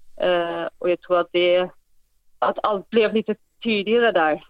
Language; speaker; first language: Swedish; non-native, fluent; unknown